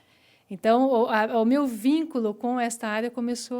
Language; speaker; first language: Portuguese; native; Portuguese